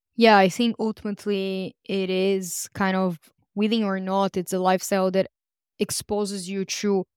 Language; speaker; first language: English; non-native, fluent; Portuguese